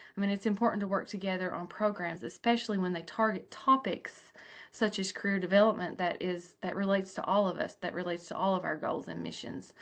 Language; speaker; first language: English; native; English